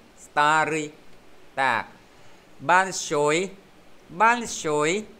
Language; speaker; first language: Russian; non-native, fluent; Vietnamese